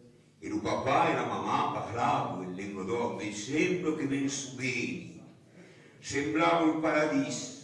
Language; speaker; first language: Italian; non-native, learner; Occitan